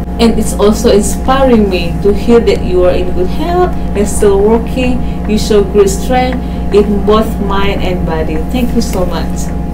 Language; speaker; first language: English; non-native, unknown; Indonesian